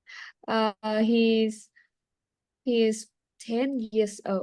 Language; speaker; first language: English; non-native, learner; Vietnamese